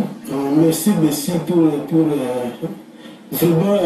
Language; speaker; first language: French; non-native, local second language; Lingala